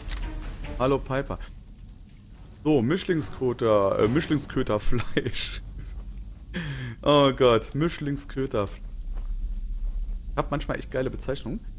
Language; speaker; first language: German; native; German